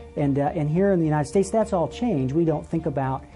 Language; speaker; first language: English; native; English